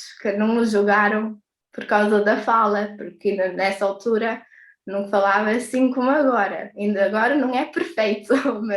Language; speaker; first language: Portuguese; early bilingual, heritage; English